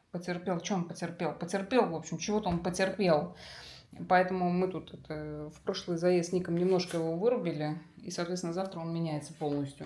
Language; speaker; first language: Russian; native; Russian